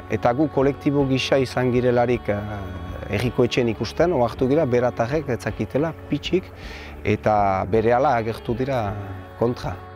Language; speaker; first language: Basque; native; Basque